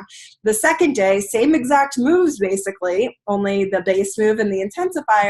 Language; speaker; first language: English; native; English